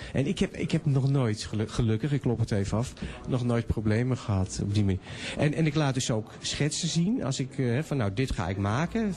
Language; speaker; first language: Dutch; native; Dutch